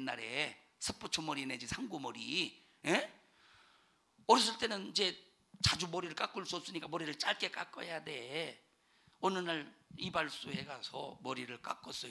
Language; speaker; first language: Korean; native; Korean